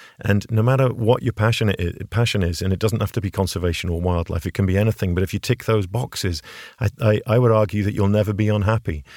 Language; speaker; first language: English; native; English